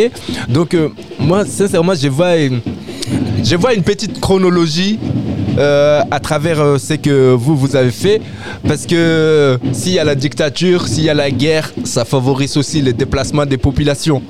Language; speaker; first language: French; native; French